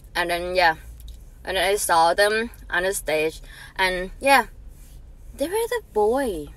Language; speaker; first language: English; non-native, learner; Thai